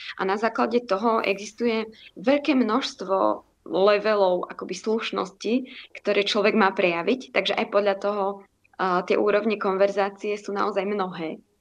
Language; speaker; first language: Slovak; native; Slovak